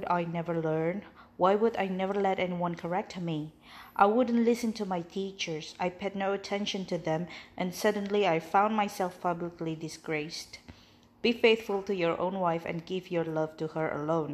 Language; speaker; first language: English; non-native, fluent; Indonesian